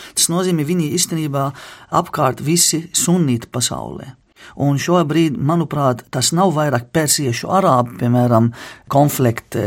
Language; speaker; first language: Latvian; non-native, fluent; Arabic